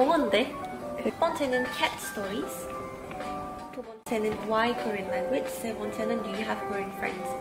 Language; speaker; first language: Korean; non-native, learner; Malay